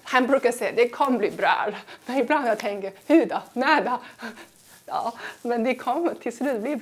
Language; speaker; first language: Swedish; non-native, fluent; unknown